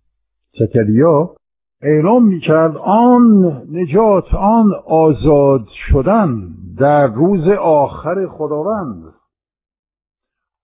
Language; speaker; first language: Persian; non-native, fluent; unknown